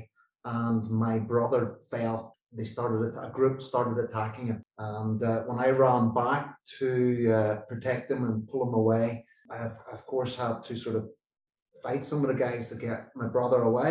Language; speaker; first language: English; native; English